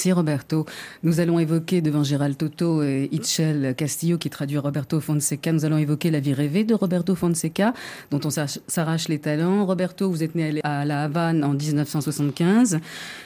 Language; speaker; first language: French; native; French